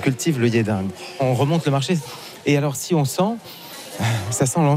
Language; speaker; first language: French; native; French